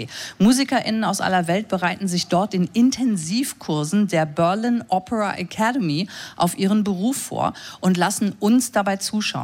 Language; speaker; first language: German; native; German